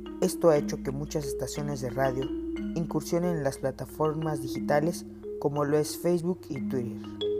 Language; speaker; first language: Spanish; native; Spanish